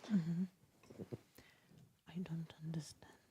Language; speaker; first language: English; non-native, fluent; Ukrainian